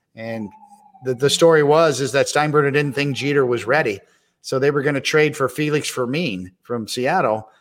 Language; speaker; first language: English; native; English